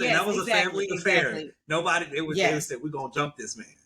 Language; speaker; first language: English; native; English